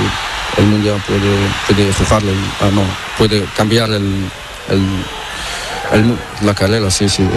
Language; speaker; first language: Spanish; non-native, learner; Portuguese